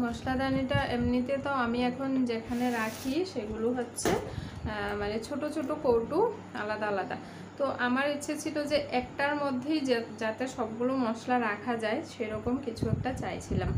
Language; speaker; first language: Bangla; native; Bangla